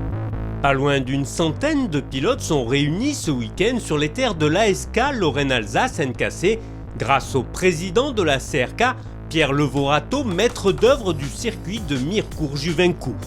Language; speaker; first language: French; native; French